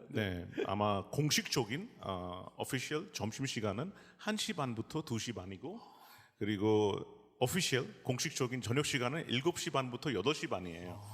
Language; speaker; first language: Korean; non-native, fluent; Hindi